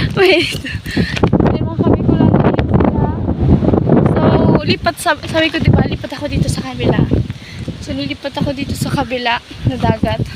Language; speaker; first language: Filipino; non-native, local second language; Bikol